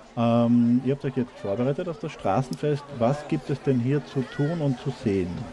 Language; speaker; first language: German; native; German